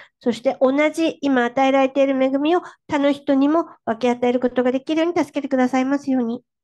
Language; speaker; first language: Japanese; non-native, fluent; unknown